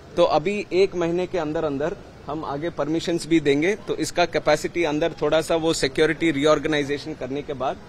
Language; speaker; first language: Hindi; non-native, local second language; Telugu